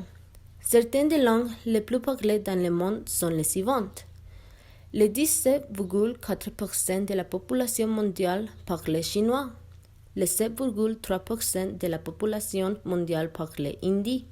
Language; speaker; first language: French; non-native, learner; Spanish